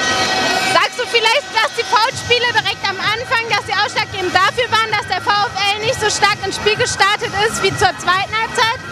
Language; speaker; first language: German; native; German